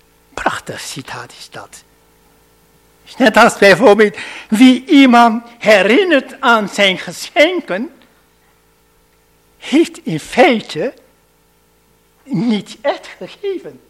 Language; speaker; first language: Dutch; non-native, fluent; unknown